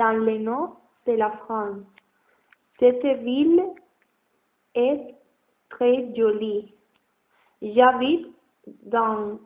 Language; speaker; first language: French; non-native, learner; Spanish